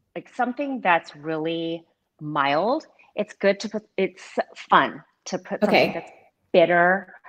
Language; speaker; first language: English; native; English